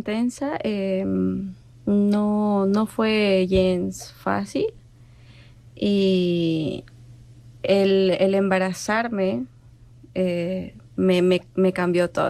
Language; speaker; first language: Catalan; non-native, learner; Spanish